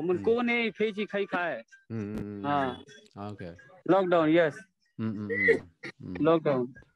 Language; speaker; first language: Chinese; non-native, learner; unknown